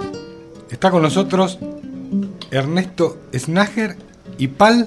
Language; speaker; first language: Spanish; native; Spanish